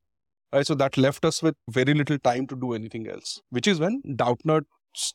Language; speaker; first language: English; non-native, local second language; Hindi